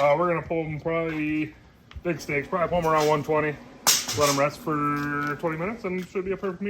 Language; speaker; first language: English; native; English